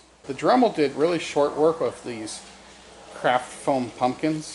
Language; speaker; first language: English; native; English